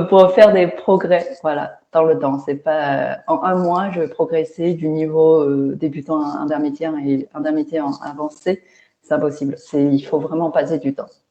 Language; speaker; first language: French; non-native, fluent; Chinese